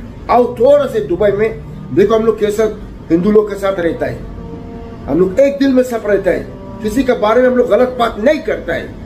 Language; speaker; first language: Hindi; non-native, learner; Arabic